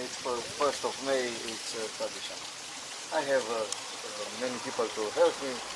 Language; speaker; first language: English; non-native, learner; Romanian